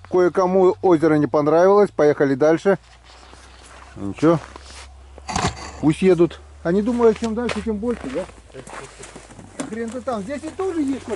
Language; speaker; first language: Russian; native; Russian